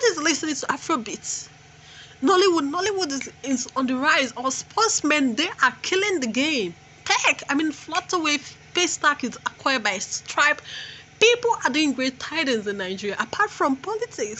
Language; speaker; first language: English; non-native, local second language; Igbo